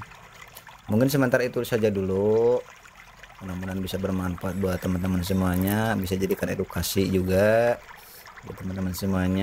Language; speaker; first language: Indonesian; native; Indonesian